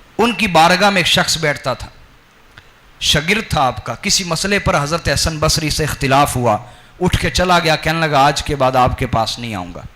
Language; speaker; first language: Urdu; non-native, local second language; Punjabi